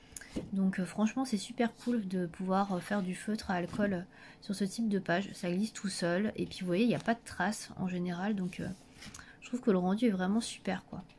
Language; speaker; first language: French; native; French